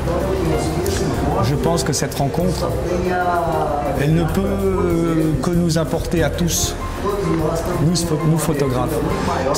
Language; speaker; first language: French; non-native, fluent; Portuguese